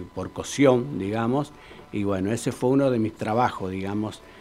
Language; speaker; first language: Spanish; native; Spanish